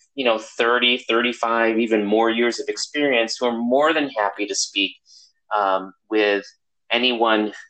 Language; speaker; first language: English; native; English